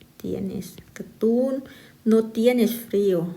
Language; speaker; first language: Spanish; non-native, fluent; Thai